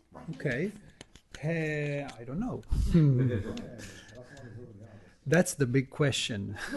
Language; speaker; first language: English; non-native, learner; Italian